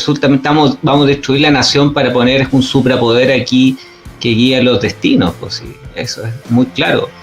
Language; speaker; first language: Spanish; native; Spanish